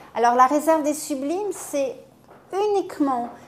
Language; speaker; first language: French; native; French